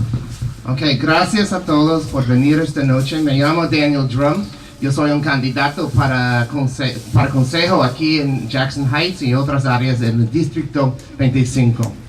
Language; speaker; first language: Spanish; non-native, learner; English